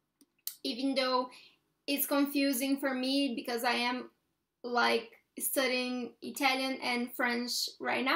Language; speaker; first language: English; non-native, fluent; Portuguese